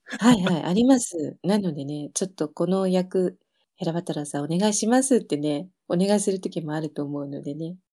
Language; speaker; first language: Japanese; native; Japanese